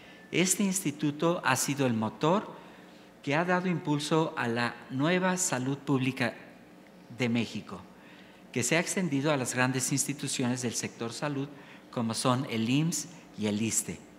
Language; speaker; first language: Spanish; native; Spanish